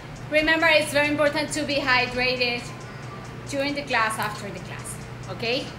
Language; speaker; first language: English; non-native, fluent; Spanish